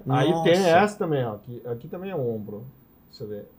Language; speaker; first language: Portuguese; non-native, fluent; Chinese